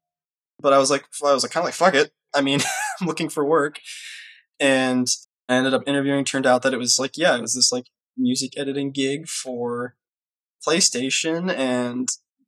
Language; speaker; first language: English; native; English